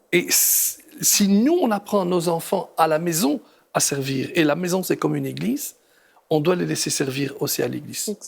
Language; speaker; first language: French; native; French